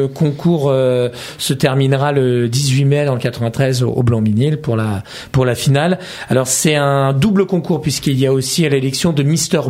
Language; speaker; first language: French; native; French